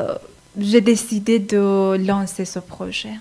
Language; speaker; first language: French; non-native, fluent; Persian